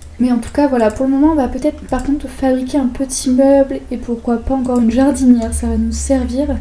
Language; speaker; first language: French; native; French